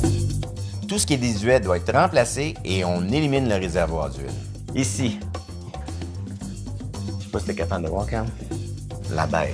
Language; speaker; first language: French; native; French